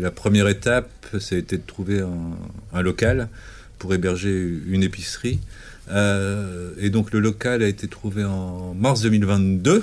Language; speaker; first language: French; native; French